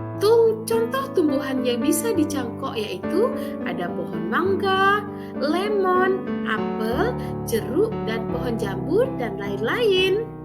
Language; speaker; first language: Indonesian; native; Indonesian